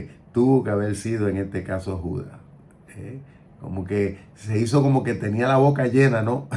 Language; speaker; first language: Spanish; native; Spanish